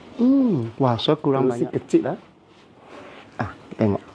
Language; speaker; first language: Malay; non-native, local second language; Cantonese